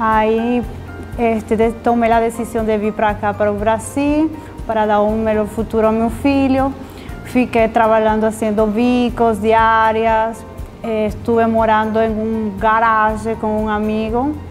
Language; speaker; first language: Portuguese; non-native, fluent; Spanish